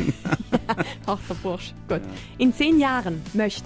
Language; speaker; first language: German; native; German